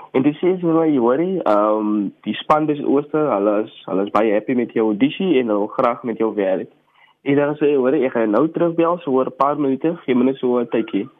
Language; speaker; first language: Afrikaans; native; Afrikaans